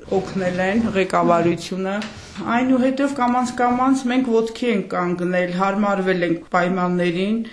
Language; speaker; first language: Armenian; native; Armenian